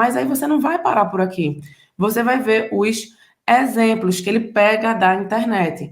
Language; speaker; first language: Portuguese; native; Portuguese